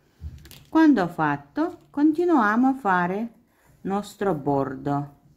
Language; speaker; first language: Italian; non-native, learner; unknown